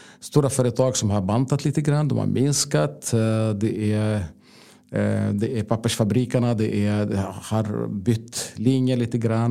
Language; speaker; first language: Swedish; non-native, fluent; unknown